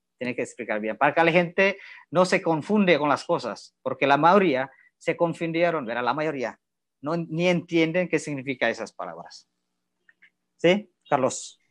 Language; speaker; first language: Spanish; non-native, learner; Indonesian